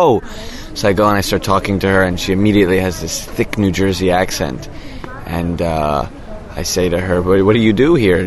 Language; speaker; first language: English; native; English